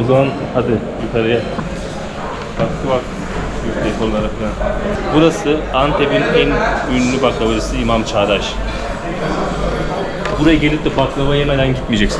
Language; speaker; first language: Turkish; native; Turkish